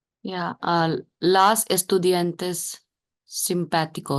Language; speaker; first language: Spanish; non-native, learner; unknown